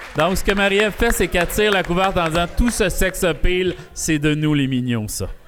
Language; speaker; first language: French; native; French